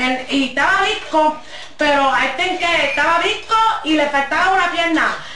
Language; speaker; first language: Spanish; early bilingual, heritage; Spanish